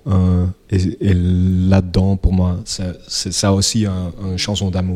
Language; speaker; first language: French; non-native, local second language; Dutch